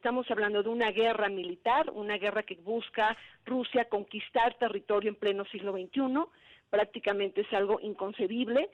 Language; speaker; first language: Spanish; native; Spanish